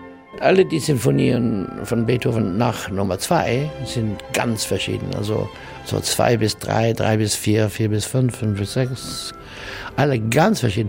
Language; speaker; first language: German; non-native, fluent; English